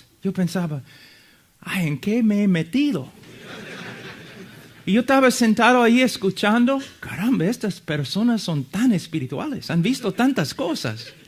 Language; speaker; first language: Spanish; non-native, fluent; English